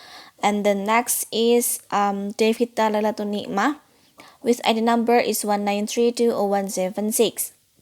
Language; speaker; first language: English; non-native, learner; Indonesian